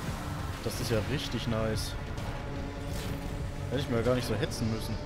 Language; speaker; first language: German; native; German